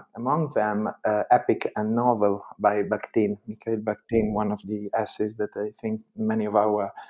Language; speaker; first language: English; non-native, fluent; Italian